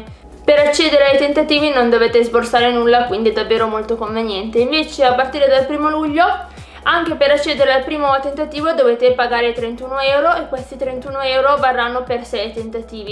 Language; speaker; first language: Italian; native; Italian